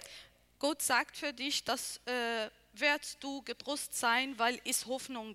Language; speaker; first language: German; non-native, learner; Arabic